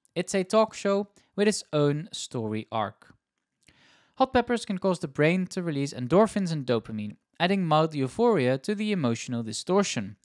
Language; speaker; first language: English; non-native, fluent; Dutch